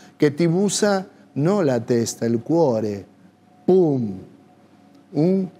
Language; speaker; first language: Italian; non-native, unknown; Spanish